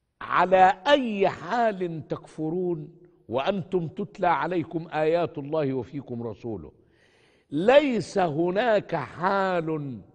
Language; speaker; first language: Arabic; native; Arabic